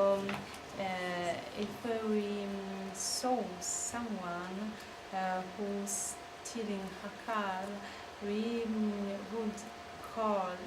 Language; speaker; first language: English; non-native, learner; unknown